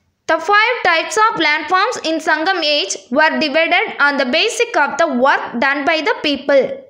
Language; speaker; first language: English; non-native, local second language; Tamil